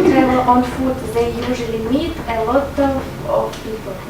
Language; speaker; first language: English; non-native, learner; Russian